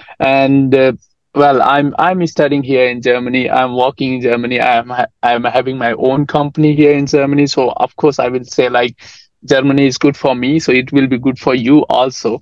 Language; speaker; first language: English; non-native, local second language; Nepali